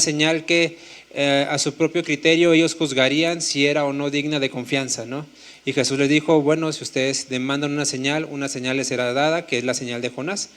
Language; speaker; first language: Spanish; native; Spanish